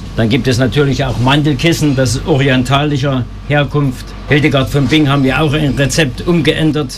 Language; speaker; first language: German; native; German